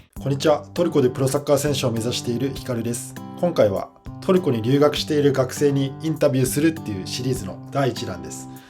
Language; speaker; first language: Japanese; native; Japanese